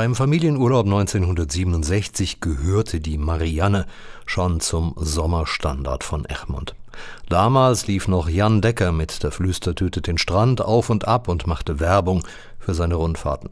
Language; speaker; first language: German; native; German